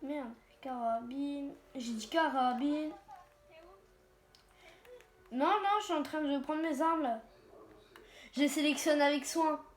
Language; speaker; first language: French; native; French